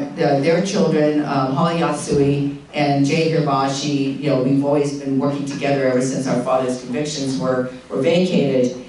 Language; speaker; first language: English; native; English